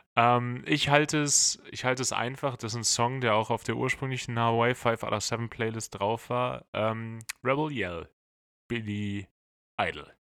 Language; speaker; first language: German; native; German